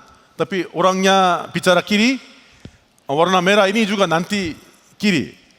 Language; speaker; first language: Indonesian; non-native, learner; Korean